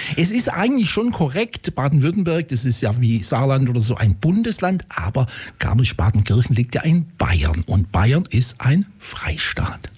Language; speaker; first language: German; native; German